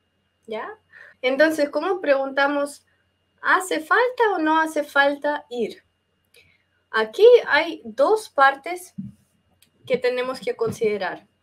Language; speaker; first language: Spanish; non-native, fluent; Russian